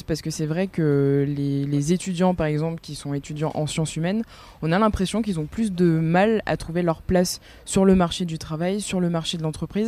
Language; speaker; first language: French; native; French